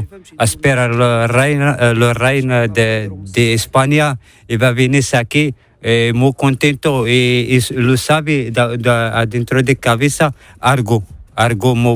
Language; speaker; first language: Spanish; non-native, learner; Arabic